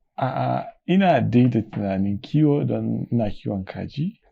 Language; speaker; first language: Hausa; native; Hausa